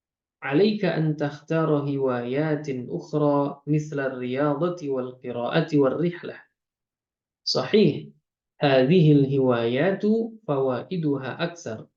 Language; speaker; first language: Arabic; non-native, fluent; Indonesian